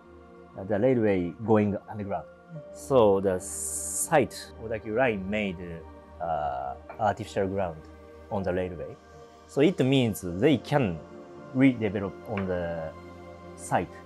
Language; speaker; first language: English; non-native, learner; Japanese